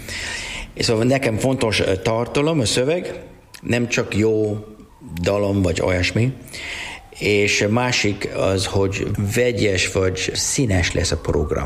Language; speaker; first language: Hungarian; non-native, learner; English